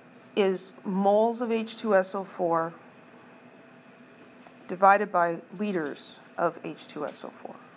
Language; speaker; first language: English; native; English